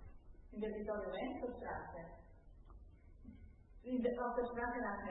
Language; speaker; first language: German; non-native, fluent; Italian